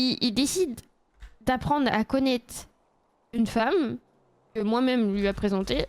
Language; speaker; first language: French; native; French